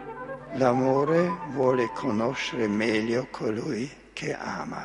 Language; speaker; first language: Italian; non-native, fluent; German